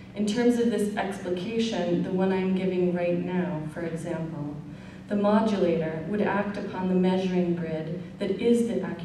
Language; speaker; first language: English; native; English